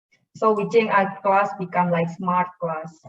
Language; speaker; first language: English; non-native, fluent; Indonesian